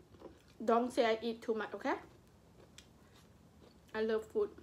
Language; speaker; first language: English; non-native, local second language; Lao